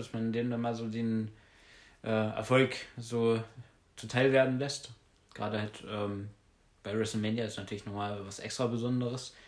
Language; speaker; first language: German; native; German